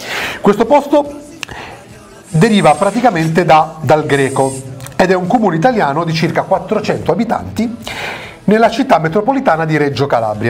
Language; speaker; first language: Italian; native; Italian